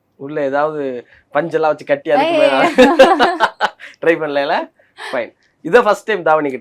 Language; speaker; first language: Tamil; native; Tamil